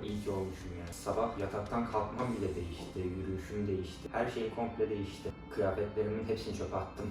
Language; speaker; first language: Turkish; native; Turkish